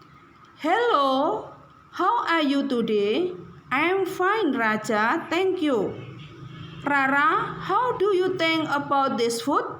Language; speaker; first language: English; non-native, learner; Indonesian